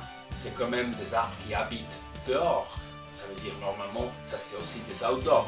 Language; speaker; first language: French; non-native, local second language; German